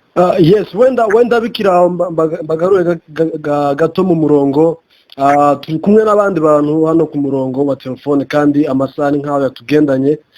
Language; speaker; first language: Kinyarwanda; native; Kinyarwanda